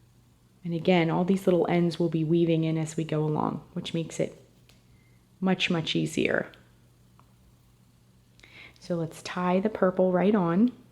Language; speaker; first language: English; native; English